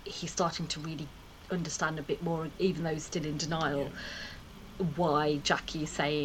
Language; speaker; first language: English; native; English